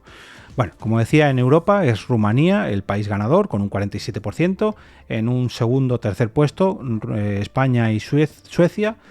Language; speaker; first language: Spanish; native; Spanish